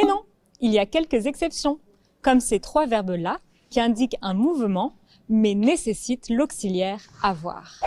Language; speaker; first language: French; native; French